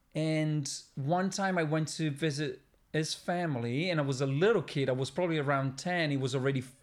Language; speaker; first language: English; non-native, fluent; Italian